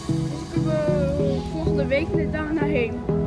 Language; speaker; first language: Dutch; early bilingual, other home language; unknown